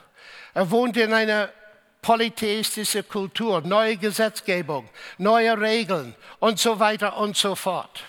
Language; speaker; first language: German; non-native, fluent; English